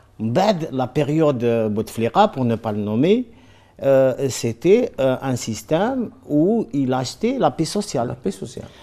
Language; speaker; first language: French; non-native, local second language; Arabic